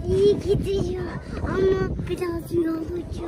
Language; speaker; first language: Turkish; non-native, learner; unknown